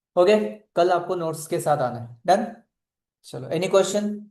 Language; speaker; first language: Hindi; non-native, local second language; Marathi